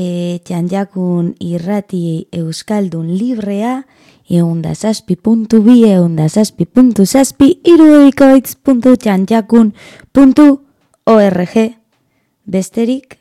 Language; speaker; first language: Basque; non-native, learner; Spanish